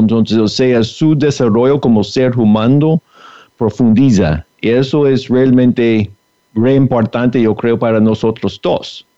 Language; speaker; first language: Spanish; non-native, fluent; English